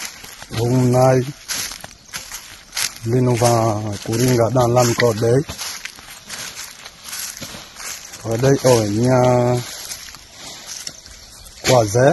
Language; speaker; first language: Vietnamese; non-native, learner; Portuguese